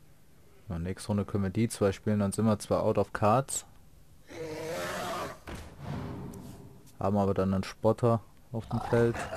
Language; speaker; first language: German; native; German